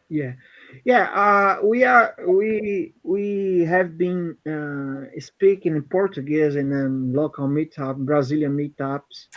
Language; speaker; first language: English; non-native, fluent; Portuguese